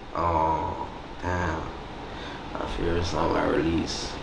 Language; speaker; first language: English; native; English